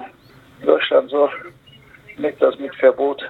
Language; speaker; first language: German; non-native, learner; Kurdish